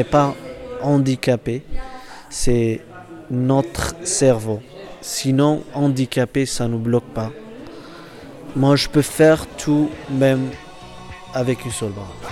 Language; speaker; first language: French; non-native, learner; Kurdish